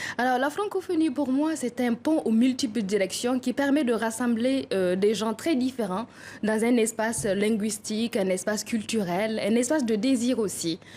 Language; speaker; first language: French; non-native, local second language; Mossi